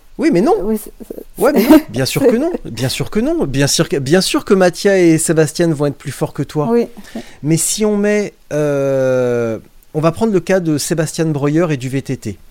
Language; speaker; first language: French; native; French